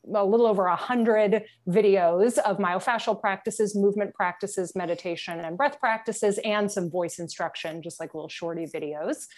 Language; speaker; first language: English; native; English